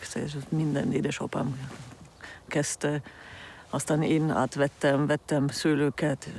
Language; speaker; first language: Hungarian; early bilingual, heritage; German